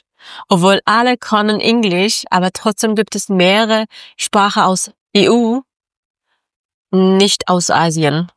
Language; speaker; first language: German; non-native, learner; Persian